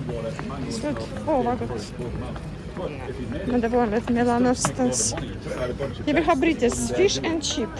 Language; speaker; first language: Swedish; non-native, learner; Russian